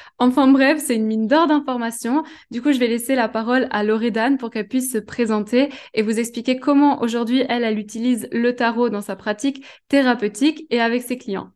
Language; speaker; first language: French; native; French